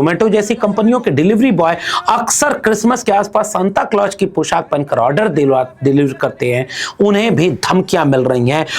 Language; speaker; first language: Hindi; native; Hindi